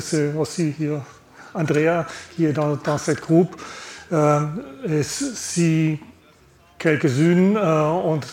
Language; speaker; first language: French; non-native, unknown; German